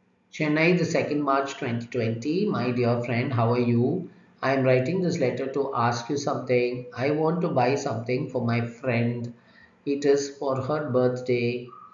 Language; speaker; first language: English; non-native, local second language; Tamil